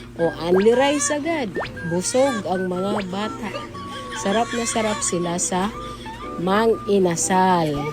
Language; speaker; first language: Filipino; non-native, local second language; Cebuano